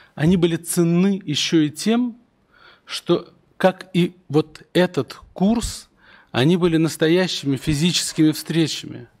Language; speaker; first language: Russian; native; Russian